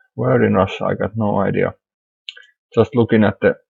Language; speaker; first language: English; non-native, fluent; Finnish